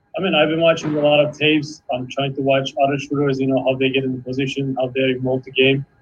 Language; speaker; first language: English; non-native, fluent; Turkish